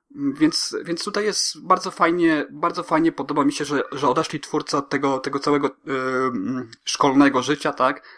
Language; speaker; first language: Polish; native; Polish